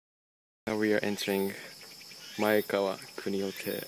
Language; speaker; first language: English; non-native, learner; Japanese